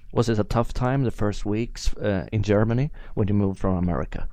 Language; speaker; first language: English; non-native, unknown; Swedish